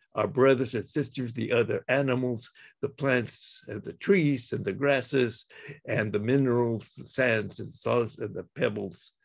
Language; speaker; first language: English; early bilingual, other home language; Spanish